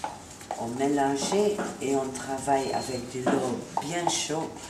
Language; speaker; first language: French; non-native, learner; Italian